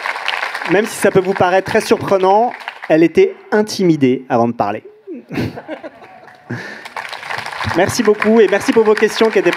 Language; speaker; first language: French; native; French